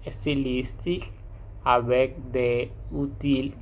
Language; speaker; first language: French; non-native, learner; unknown